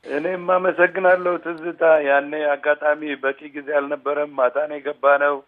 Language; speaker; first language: Amharic; non-native, local second language; Tigrinya